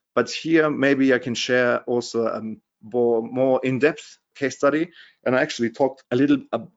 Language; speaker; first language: English; non-native, fluent; German